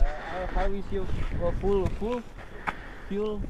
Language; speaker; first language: English; non-native, learner; Indonesian